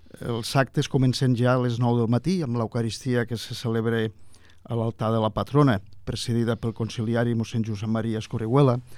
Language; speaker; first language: Catalan; native; Catalan